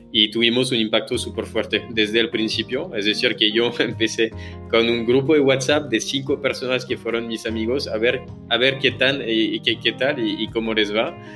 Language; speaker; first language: Spanish; non-native, fluent; French